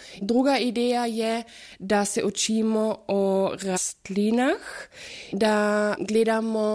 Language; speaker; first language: Slovenian; non-native, fluent; German